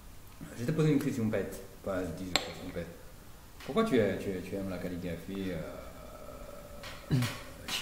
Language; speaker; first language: French; non-native, fluent; Chinese